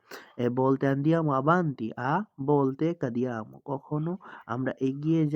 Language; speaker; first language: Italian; non-native, learner; Bangla